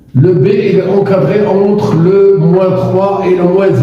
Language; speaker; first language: French; non-native, local second language; Arabic